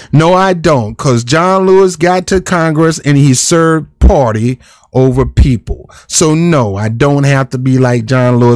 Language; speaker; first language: English; native; English